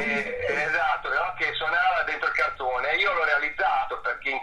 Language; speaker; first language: Italian; native; Italian